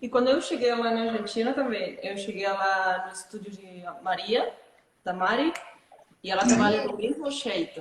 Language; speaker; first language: Portuguese; non-native, fluent; Spanish